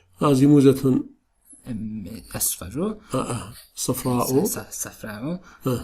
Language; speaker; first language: Arabic; non-native, learner; Turkish